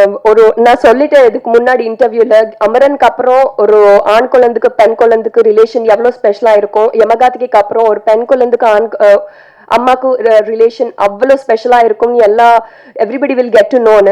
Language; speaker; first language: Tamil; non-native, learner; Telugu